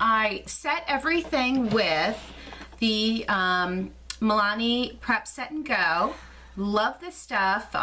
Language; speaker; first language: English; native; English